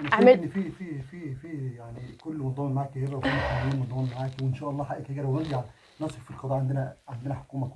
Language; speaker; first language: Arabic; native; Arabic